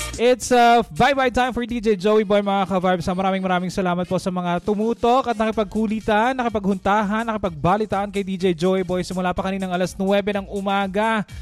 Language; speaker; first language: Filipino; native; Filipino